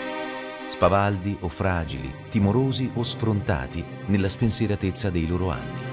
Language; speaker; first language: Italian; native; Italian